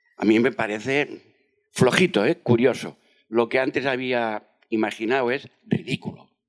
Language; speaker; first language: Spanish; non-native, fluent; French